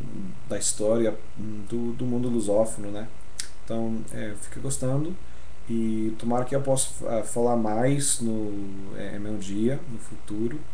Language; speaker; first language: Portuguese; non-native, fluent; English